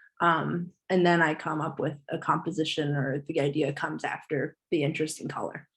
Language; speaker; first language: English; native; English